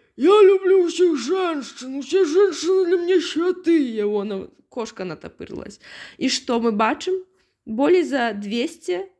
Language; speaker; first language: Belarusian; non-native, local second language; Russian